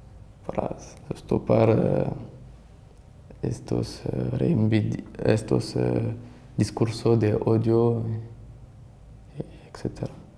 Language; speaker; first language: Spanish; non-native, learner; French